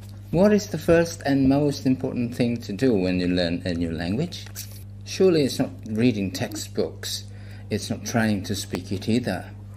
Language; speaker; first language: English; non-native, fluent; Indonesian